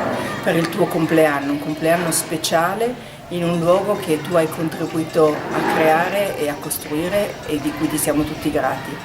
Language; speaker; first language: Italian; native; Italian